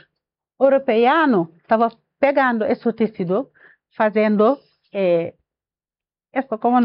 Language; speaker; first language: Portuguese; non-native, learner; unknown